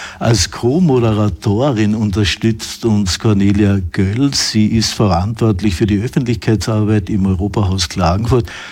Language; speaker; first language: German; native; German